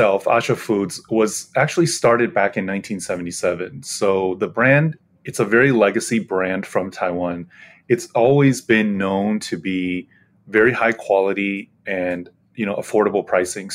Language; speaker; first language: English; native; English